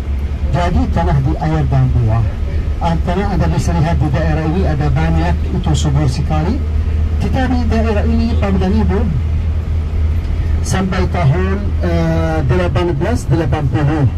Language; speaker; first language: Indonesian; non-native, learner; Arabic